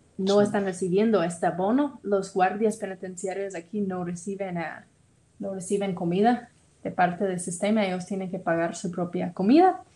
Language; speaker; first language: Spanish; non-native, fluent; English